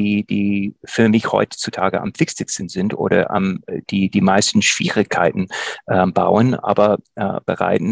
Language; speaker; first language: German; non-native, fluent; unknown